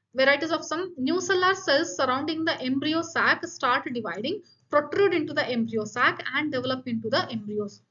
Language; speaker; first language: English; non-native, local second language; Kannada